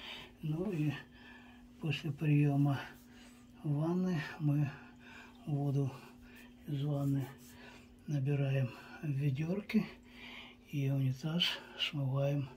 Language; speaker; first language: Russian; native; Russian